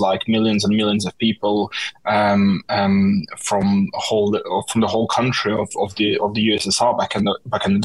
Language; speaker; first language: English; non-native, fluent; Russian